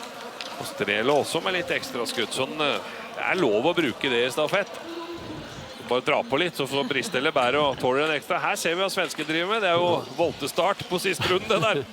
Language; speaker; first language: Norwegian; native; Norwegian